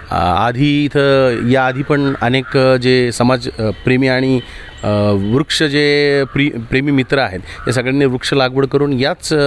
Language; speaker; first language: Marathi; native; Marathi